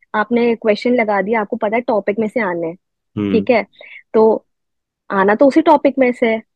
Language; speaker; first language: Hindi; non-native, local second language; Gujarati